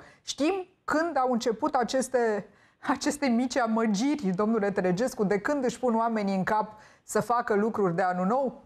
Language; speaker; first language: Romanian; native; Romanian